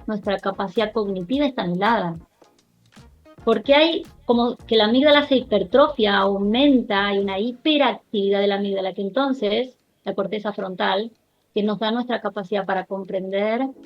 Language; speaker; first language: Spanish; native; Spanish